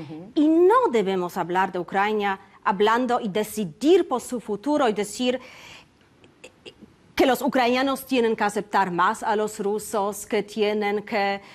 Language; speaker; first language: Spanish; non-native, fluent; Polish